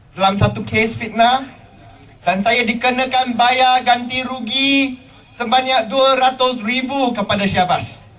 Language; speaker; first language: Malay; non-native, local second language; Chinese